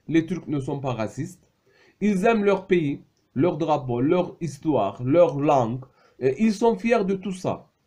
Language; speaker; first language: French; non-native, fluent; Turkish